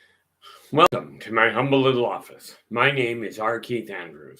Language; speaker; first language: English; native; English